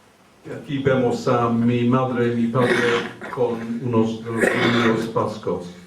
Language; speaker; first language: Spanish; early bilingual, heritage; English